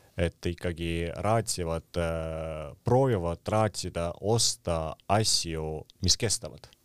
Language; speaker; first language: Estonian; non-native, local second language; Russian